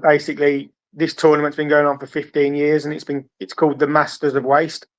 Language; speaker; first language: English; native; English